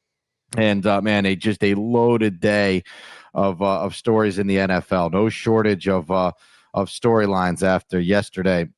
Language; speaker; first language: English; native; English